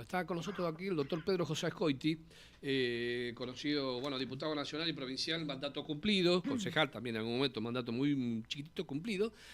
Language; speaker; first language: Spanish; native; Spanish